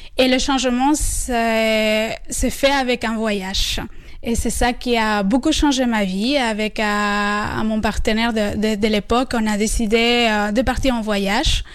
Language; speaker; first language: French; non-native, fluent; Spanish